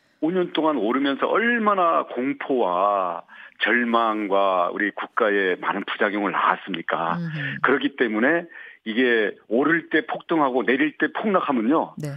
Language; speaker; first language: Korean; native; Korean